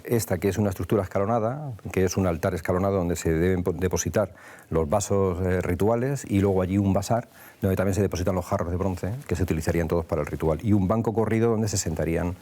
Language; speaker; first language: Spanish; native; Spanish